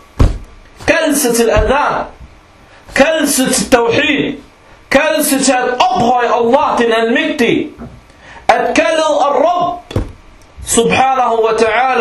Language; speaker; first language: Danish; non-native, local second language; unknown